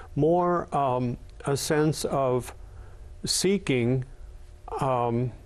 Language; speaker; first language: English; native; English